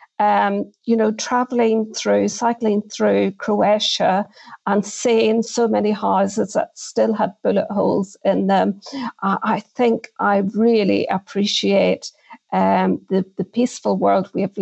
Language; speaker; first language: English; native; English